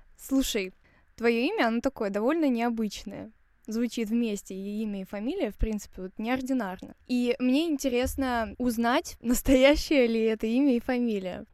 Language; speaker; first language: Russian; native; Russian